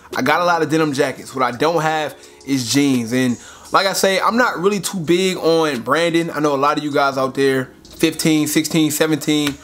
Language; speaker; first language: English; native; English